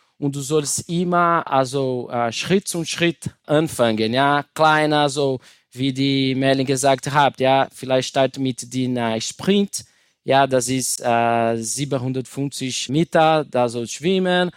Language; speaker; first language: German; non-native, learner; Portuguese